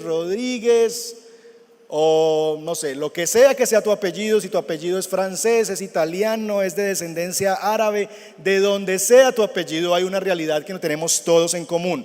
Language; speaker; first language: Spanish; native; Spanish